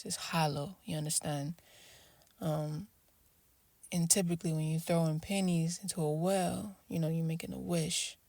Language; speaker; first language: English; native; English